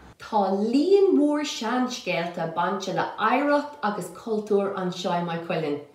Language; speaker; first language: Irish; native; Irish